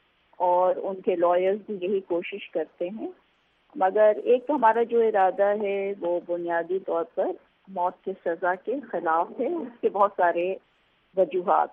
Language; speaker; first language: Urdu; native; Urdu